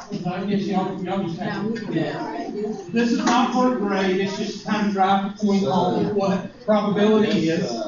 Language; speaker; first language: English; native; English